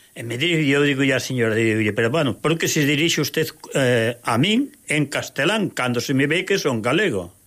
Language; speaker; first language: Galician; native; Galician